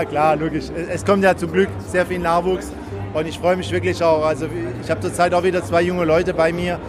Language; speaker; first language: German; native; German